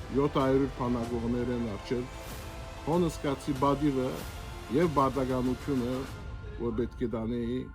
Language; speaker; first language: Armenian; early bilingual, heritage; Armenian